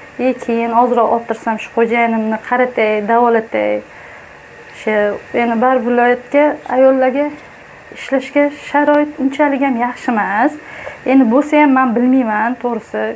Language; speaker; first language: Uzbek; native; Uzbek